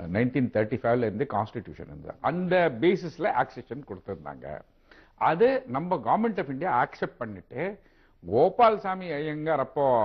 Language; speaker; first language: Tamil; non-native, local second language; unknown